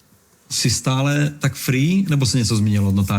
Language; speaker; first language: Czech; native; Czech